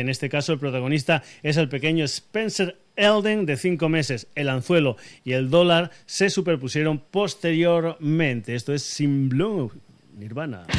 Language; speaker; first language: Spanish; native; Spanish